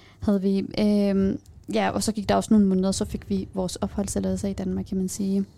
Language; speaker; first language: Danish; non-native, fluent; Kurdish